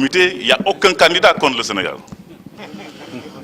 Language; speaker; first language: French; non-native, local second language; Wolof